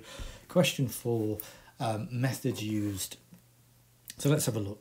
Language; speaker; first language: English; native; English